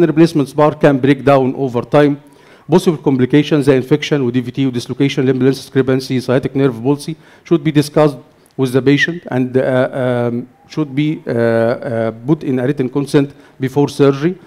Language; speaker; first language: English; non-native, fluent; Arabic